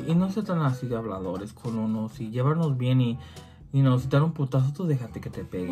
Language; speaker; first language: Spanish; early bilingual, heritage; Spanish